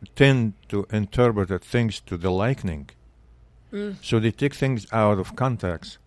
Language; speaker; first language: English; non-native, fluent; Arabic